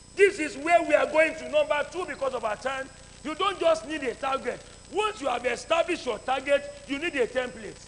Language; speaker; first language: English; non-native, local second language; Yoruba